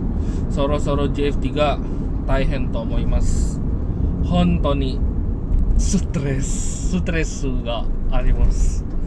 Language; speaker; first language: Japanese; non-native, learner; Indonesian